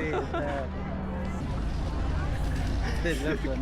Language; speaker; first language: Spanish; non-native, local second language; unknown